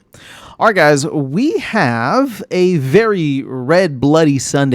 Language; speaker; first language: English; native; English